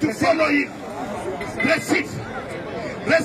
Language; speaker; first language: English; non-native, learner; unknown